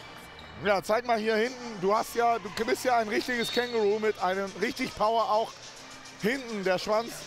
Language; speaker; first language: German; native; German